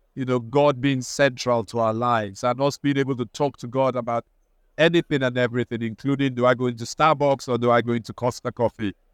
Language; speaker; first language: English; non-native, local second language; Igbo